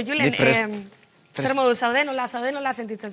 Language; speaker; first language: Basque; native; Basque